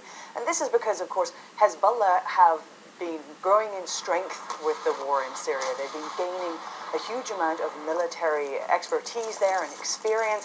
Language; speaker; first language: English; native; English